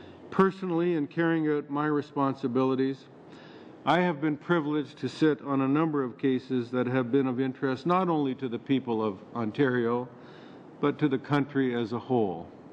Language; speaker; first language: English; native; English